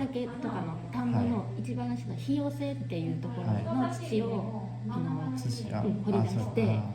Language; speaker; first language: Japanese; native; Japanese